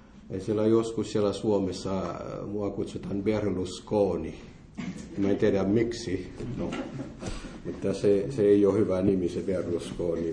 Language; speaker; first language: Finnish; non-native, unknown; Morisyen